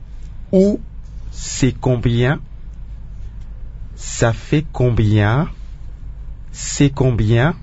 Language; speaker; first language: French; non-native, local second language; Kongo